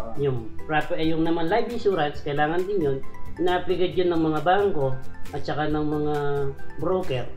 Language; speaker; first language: Filipino; non-native, local second language; Cebuano